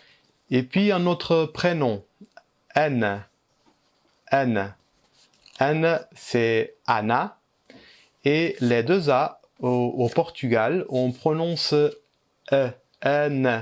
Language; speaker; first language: French; early bilingual, heritage; Portuguese